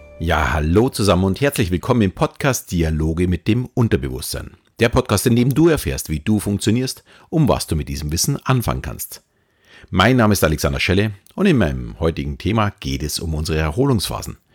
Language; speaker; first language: German; native; German